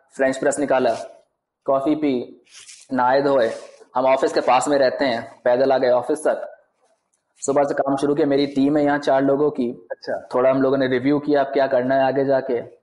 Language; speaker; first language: Hindi; native; Hindi